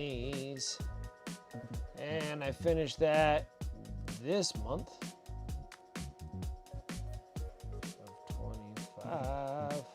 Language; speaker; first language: English; native; English